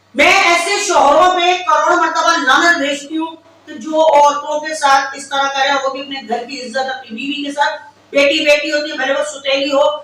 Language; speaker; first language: Urdu; native; Urdu